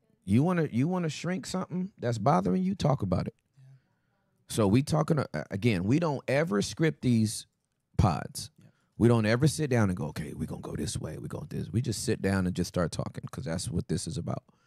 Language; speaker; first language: English; native; English